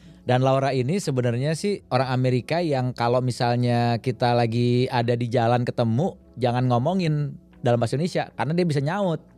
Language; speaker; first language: Indonesian; native; Indonesian